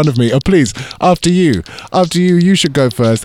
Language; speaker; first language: English; native; English